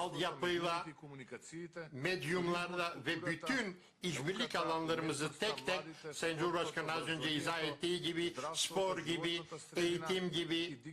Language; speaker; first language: Turkish; non-native, learner; Macedonian